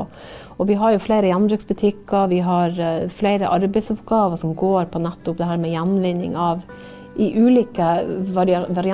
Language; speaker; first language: Norwegian; native; Norwegian